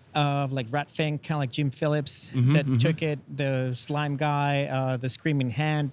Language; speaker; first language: English; non-native, fluent; Spanish